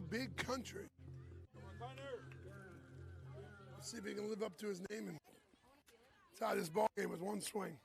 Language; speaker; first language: English; native; English